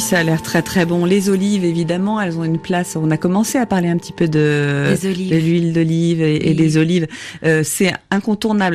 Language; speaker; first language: French; native; French